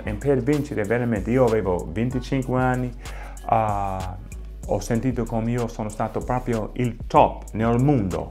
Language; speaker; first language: Italian; non-native, fluent; English